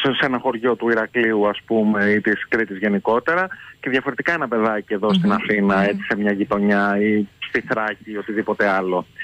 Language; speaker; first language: Greek; native; Greek